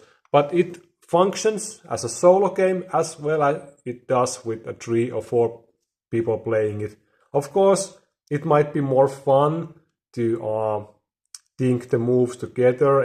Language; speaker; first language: English; non-native, fluent; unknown